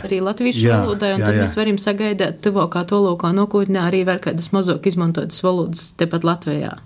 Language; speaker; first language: Latvian; native; Latvian